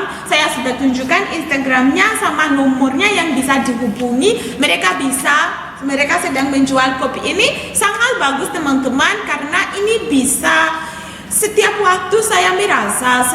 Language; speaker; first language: Indonesian; non-native, fluent; English